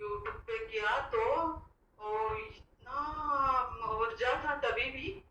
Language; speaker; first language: Hindi; non-native, local second language; Marathi